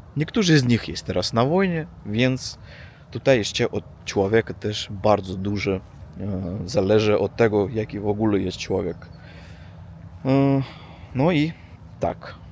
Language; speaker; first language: Polish; non-native, learner; Russian